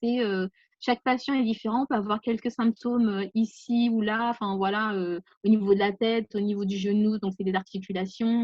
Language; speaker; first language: French; native; French